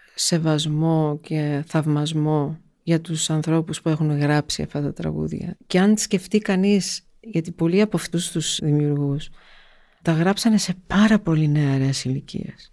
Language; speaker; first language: Greek; early bilingual, heritage; Greek